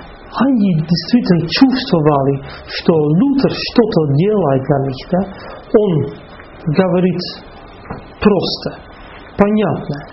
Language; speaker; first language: Russian; non-native, fluent; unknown